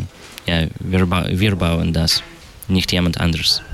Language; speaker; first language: German; non-native, learner; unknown